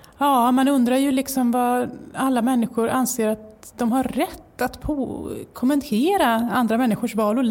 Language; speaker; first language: Swedish; native; Swedish